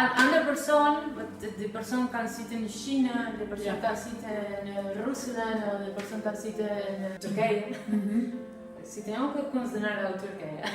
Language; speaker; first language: Dutch; non-native, learner; Spanish